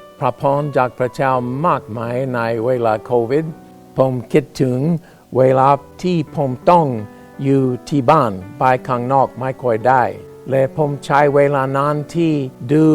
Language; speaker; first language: Thai; non-native, fluent; English